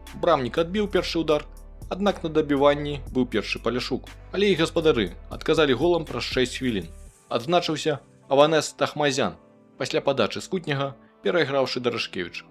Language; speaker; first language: Belarusian; native; Belarusian